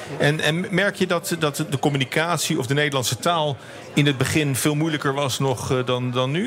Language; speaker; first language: Dutch; native; Dutch